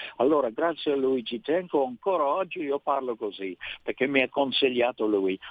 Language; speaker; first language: Italian; non-native, fluent; English